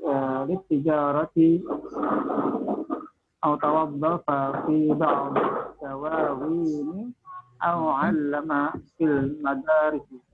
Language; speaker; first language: Arabic; non-native, learner; Indonesian